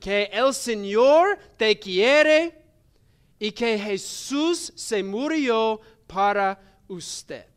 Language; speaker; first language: Spanish; non-native, learner; English